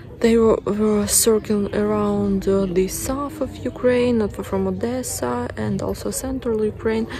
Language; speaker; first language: English; non-native, fluent; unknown